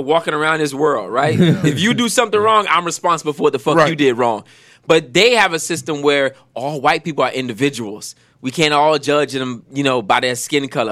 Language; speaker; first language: English; native; English